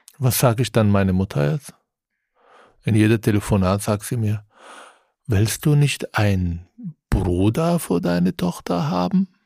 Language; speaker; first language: German; non-native, fluent; Arabic